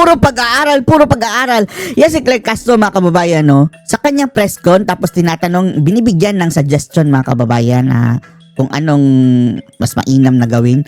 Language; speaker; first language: Filipino; native; Filipino